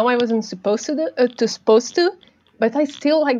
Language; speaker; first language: English; non-native, fluent; Portuguese